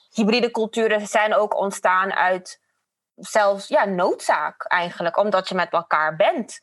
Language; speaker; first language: Dutch; non-native, fluent; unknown